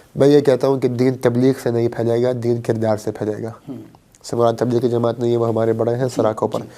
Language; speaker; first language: Urdu; early bilingual, heritage; Urdu